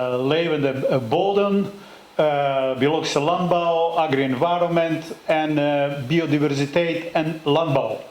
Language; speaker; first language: Dutch; non-native, learner; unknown